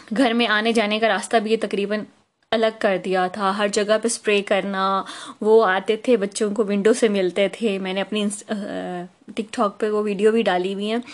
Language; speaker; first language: Urdu; native; Urdu